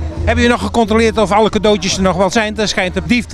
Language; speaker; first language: Dutch; native; Dutch